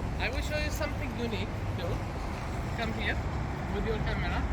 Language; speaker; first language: English; non-native, learner; Arabic